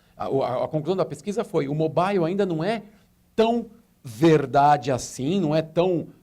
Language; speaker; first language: Portuguese; native; Portuguese